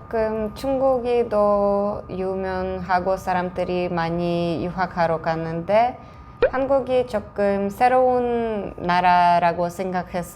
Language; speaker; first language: Korean; non-native, fluent; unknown